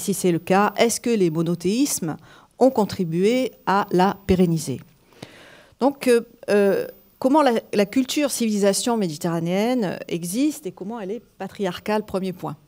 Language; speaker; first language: French; native; French